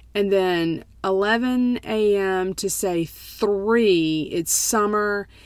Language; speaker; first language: English; native; English